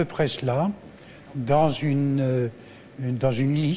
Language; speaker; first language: French; native; French